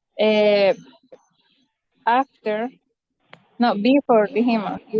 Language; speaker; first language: English; non-native, learner; Spanish